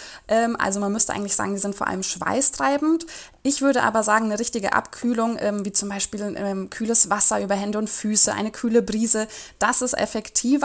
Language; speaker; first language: German; native; German